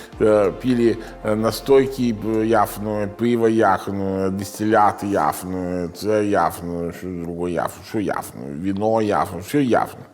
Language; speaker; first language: Ukrainian; non-native, learner; Italian